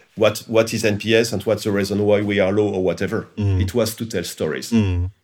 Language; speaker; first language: English; non-native, fluent; French